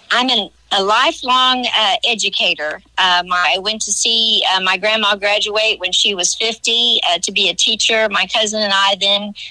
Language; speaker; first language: English; native; English